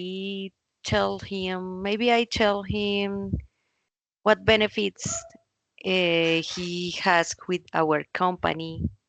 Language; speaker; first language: English; non-native, learner; Spanish